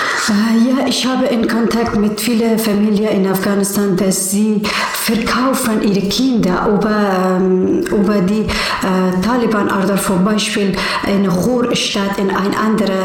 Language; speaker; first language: German; non-native, learner; Persian